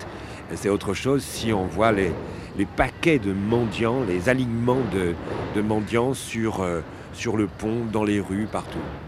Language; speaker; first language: French; native; French